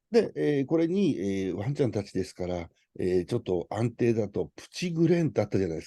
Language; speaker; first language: Japanese; native; Japanese